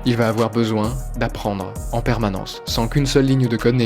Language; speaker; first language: French; native; French